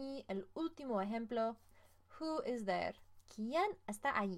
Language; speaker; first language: Spanish; non-native, fluent; English